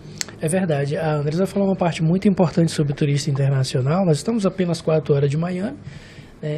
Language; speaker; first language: Portuguese; native; Portuguese